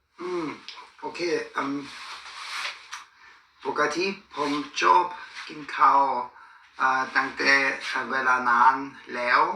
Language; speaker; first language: Thai; non-native, learner; German